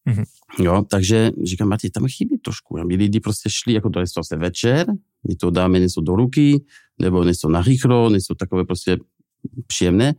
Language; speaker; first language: Czech; non-native, fluent; French